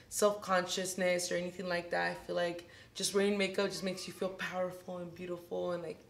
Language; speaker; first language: English; early bilingual, other home language; Spanish